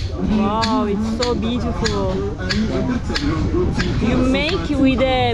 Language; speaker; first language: English; non-native, learner; Turkish